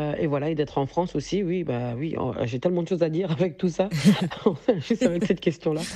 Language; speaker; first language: French; early bilingual, other home language; Soninke